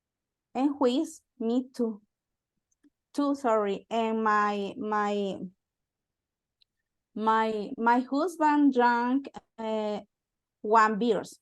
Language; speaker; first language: English; non-native, learner; Spanish